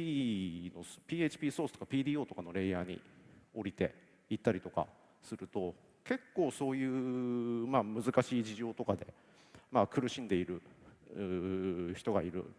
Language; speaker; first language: Japanese; native; Japanese